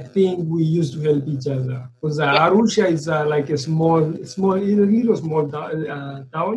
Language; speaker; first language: English; non-native, local second language; Swahili